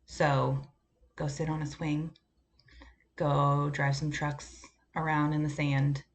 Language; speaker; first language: English; native; English